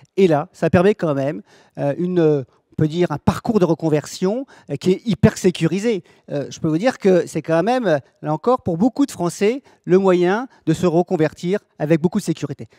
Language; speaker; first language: French; native; French